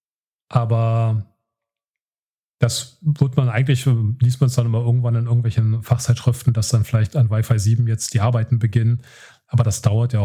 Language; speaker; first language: German; native; German